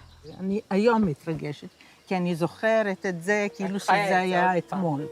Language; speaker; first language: Hebrew; early bilingual, other home language; Croatian